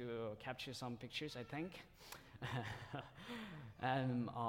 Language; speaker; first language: English; non-native, fluent; Tedim Chin